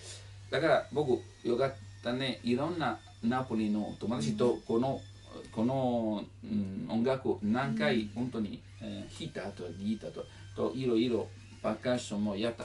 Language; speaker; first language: Japanese; non-native, learner; Italian